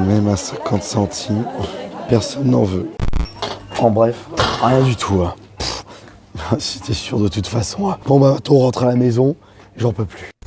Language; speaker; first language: French; native; French